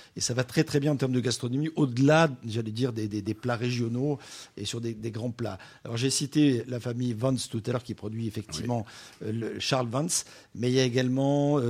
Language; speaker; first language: French; native; French